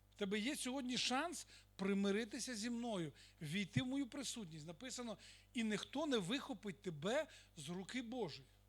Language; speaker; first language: Ukrainian; non-native, local second language; Russian